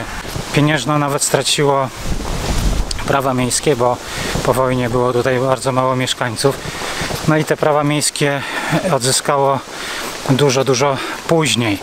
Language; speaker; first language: Polish; native; Polish